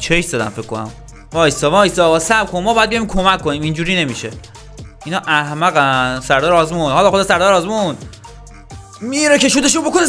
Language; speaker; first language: Persian; native; Persian